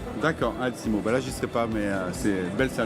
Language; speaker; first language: French; native; French